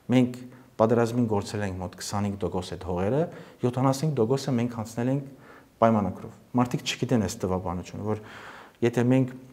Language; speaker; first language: Armenian; early bilingual, heritage; Armenian